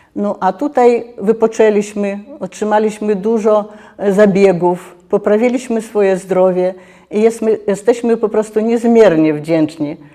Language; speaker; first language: Polish; native; Polish